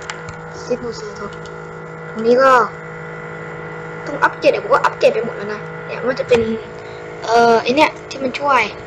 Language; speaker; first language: Thai; native; Thai